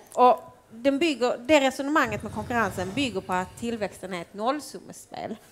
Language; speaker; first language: Swedish; native; Swedish